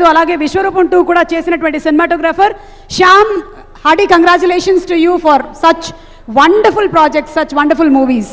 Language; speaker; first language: Telugu; native; Telugu